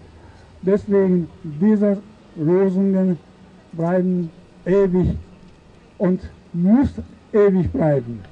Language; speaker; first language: German; non-native, fluent; Japanese